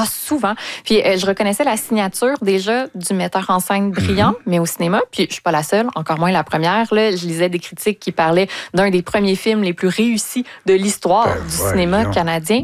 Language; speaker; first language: French; native; French